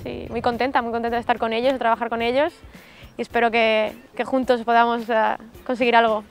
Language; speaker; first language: Spanish; native; Spanish